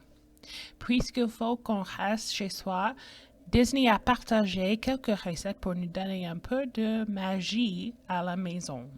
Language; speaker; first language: French; non-native, fluent; English